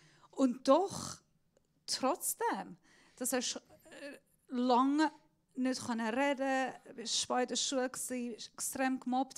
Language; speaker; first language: German; non-native, fluent; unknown